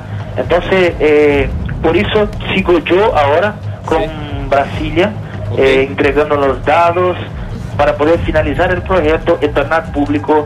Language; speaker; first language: Spanish; non-native, learner; Portuguese